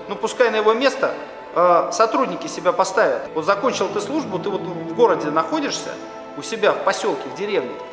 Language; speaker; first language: Russian; native; Russian